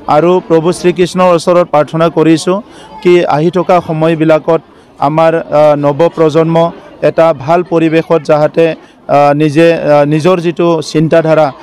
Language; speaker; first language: Assamese; non-native, local second language; Bodo